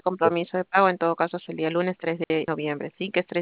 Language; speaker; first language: Spanish; native; Spanish